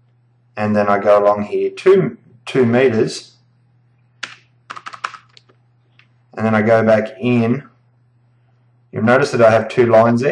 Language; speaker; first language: English; native; English